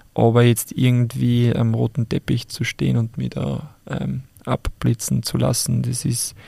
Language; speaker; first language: German; native; German